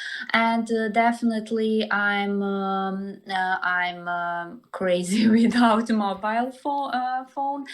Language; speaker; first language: English; non-native, learner; Serbian